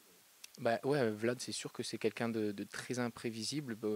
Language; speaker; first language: French; native; French